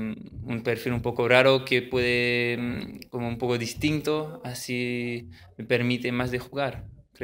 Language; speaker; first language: Spanish; early bilingual, heritage; French